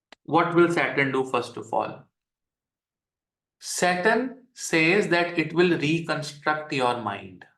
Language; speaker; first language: English; non-native, local second language; Hindi